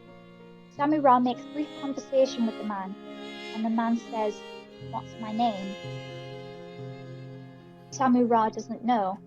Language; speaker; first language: English; native; English